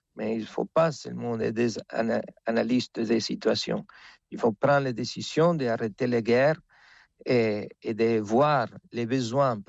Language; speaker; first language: French; non-native, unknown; Spanish